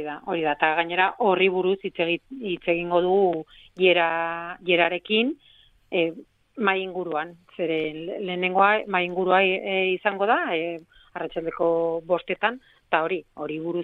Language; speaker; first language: Basque; non-native, local second language; Spanish